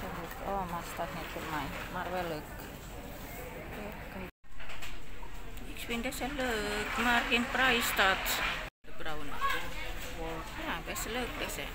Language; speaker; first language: Dutch; non-native, learner; Indonesian